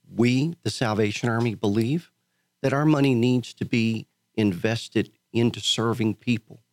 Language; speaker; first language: English; native; English